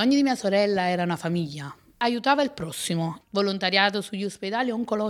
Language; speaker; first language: Italian; native; Italian